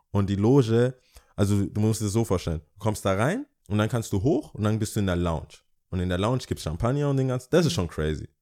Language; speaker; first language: German; early bilingual, other home language; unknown